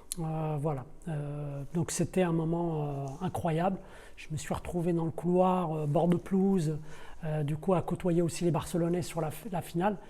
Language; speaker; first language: French; early bilingual, other home language; Arabic